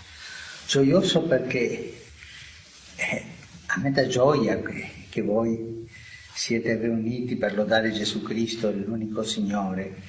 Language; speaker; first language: Italian; early bilingual, heritage; Italian